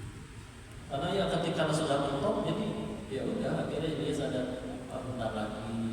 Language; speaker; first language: Indonesian; native; Indonesian